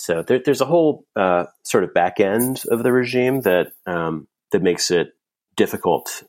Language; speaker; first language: English; native; English